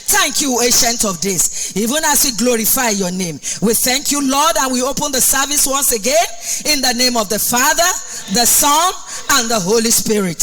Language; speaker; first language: English; non-native, local second language; Yoruba